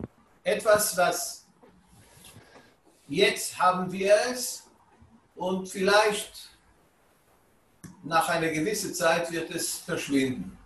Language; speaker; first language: German; non-native, fluent; Hebrew